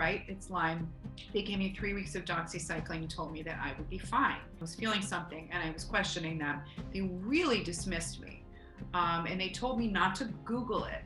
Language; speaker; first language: English; native; English